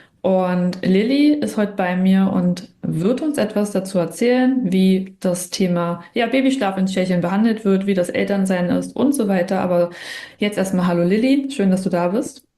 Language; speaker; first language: German; native; German